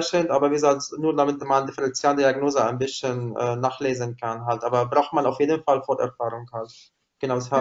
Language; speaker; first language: German; non-native, fluent; Arabic